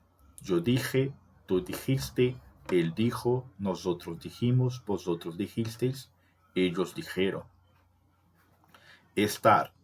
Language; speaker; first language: Spanish; non-native, fluent; Portuguese